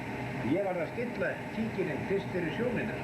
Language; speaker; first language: Icelandic; non-native, learner; Spanish